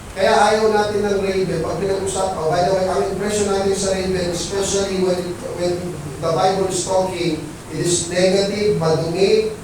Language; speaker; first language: Filipino; non-native, local second language; Iloko